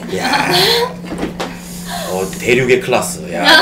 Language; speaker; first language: Korean; native; Korean